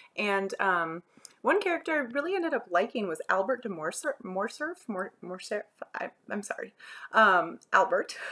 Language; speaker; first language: English; native; English